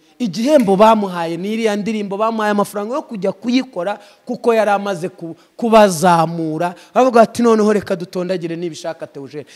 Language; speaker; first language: Kinyarwanda; native; Kinyarwanda